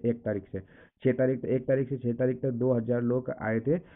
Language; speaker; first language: Hindi; non-native, local second language; Assamese